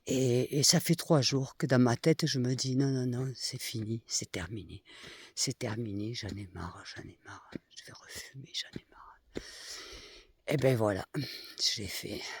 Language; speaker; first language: French; native; French